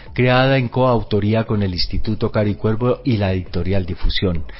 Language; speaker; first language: Spanish; native; Spanish